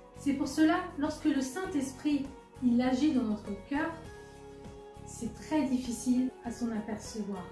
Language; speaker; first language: French; native; French